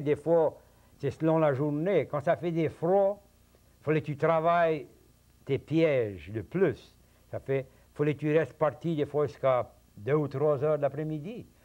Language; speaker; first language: French; early bilingual, heritage; French